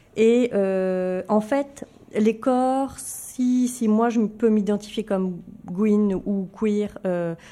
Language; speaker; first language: French; native; French